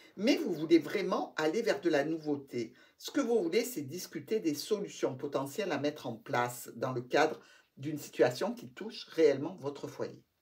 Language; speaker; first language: French; native; French